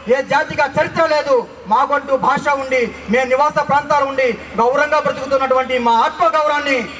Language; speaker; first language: Telugu; non-native, local second language; Lambadi